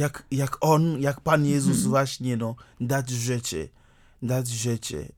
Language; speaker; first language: Polish; non-native, fluent; Ewe